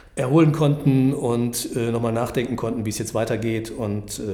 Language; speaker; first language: German; native; German